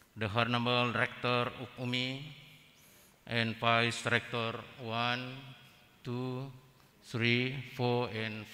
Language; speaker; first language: English; non-native, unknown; Indonesian